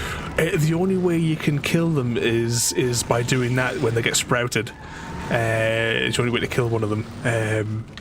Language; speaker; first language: English; native; English